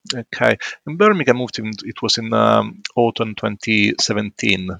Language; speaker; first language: English; non-native, fluent; Italian